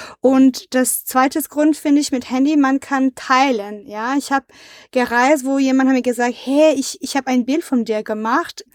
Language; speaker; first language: German; non-native, learner; French